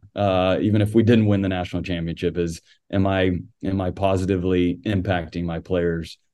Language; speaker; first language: English; native; English